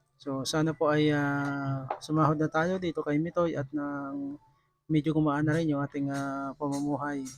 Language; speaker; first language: Filipino; non-native, local second language; Bikol